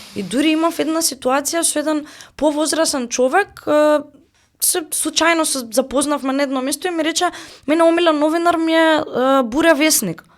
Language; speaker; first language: Macedonian; native; Macedonian